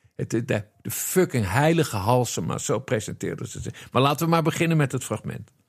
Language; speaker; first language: Dutch; native; Dutch